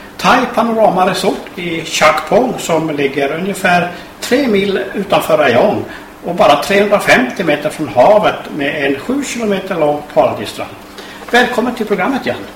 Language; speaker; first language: Swedish; native; Swedish